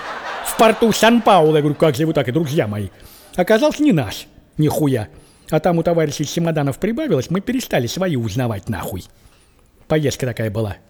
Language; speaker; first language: Russian; native; Russian